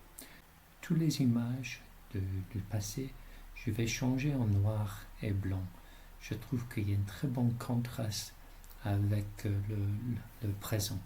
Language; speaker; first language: French; non-native, fluent; English